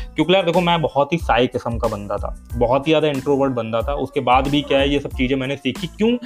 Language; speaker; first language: Hindi; native; Hindi